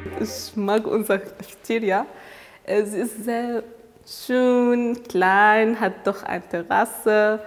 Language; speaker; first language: German; non-native, fluent; Arabic